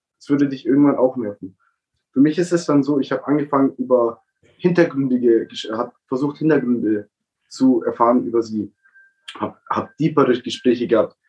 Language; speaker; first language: German; early bilingual, other home language; Italian